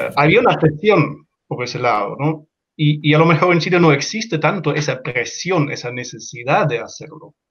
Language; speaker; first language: Spanish; non-native, fluent; German